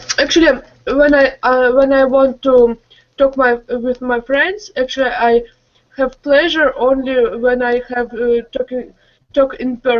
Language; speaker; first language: English; non-native, learner; Russian